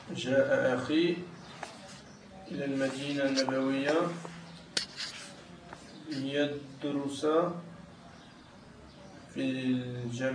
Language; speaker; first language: Arabic; non-native, learner; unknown